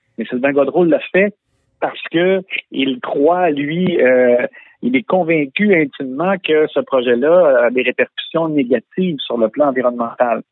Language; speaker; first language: French; native; French